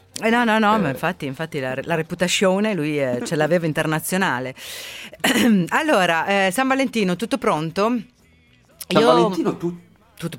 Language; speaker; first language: Italian; native; Italian